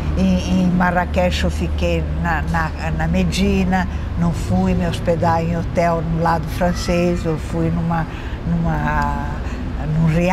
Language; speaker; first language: Portuguese; early bilingual, other home language; Italian